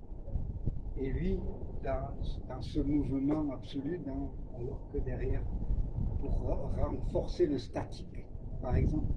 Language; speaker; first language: French; native; French